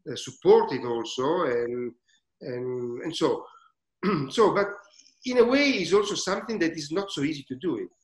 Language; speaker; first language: English; non-native, learner; Italian